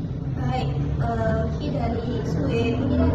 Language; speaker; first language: Japanese; non-native, learner; Indonesian